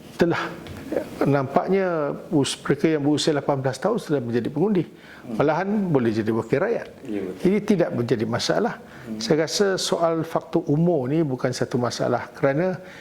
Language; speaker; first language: Malay; non-native, local second language; Chinese